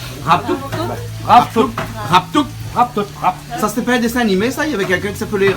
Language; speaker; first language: French; native; French